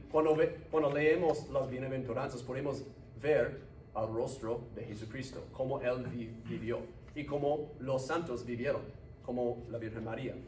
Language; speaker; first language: Spanish; non-native, fluent; English